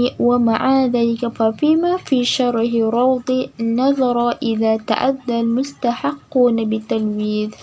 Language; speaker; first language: Arabic; non-native, learner; Malay